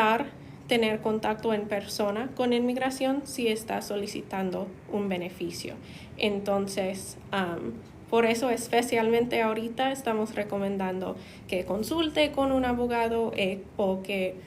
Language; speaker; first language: Spanish; non-native, fluent; English